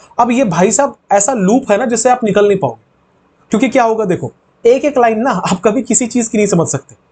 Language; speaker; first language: Hindi; native; Hindi